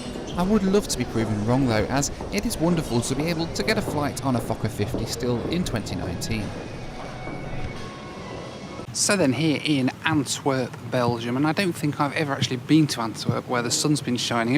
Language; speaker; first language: English; native; English